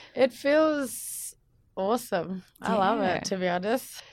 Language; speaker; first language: English; non-native, local second language; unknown